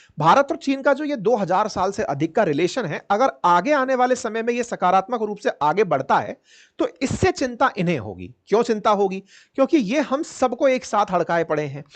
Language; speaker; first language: Hindi; native; Hindi